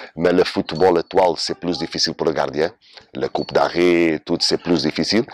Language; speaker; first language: French; non-native, learner; Portuguese